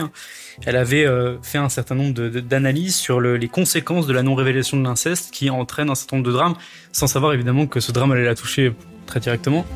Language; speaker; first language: French; native; French